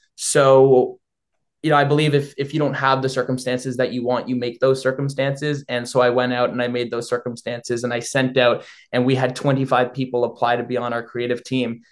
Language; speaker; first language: English; native; English